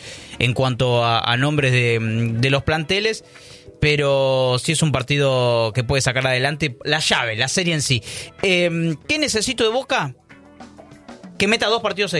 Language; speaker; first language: Spanish; native; Spanish